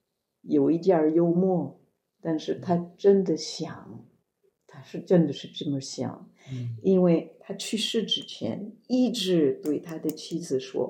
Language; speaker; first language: Chinese; non-native, fluent; French